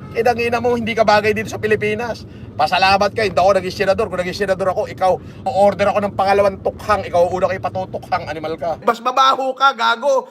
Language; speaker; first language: Filipino; native; Filipino